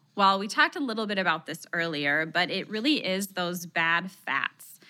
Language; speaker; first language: English; early bilingual, other home language; Spanish